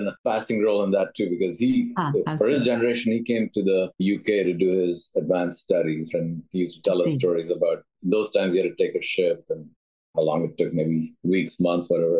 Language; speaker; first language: English; non-native, local second language; Tamil